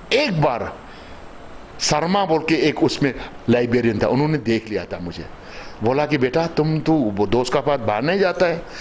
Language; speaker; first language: Hindi; non-native, local second language; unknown